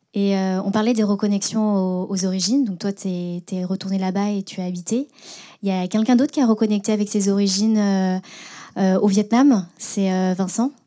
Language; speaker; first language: French; native; French